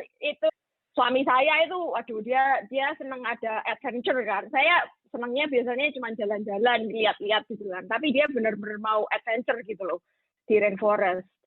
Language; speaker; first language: Indonesian; native; Indonesian